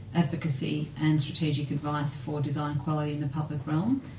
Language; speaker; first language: English; native; English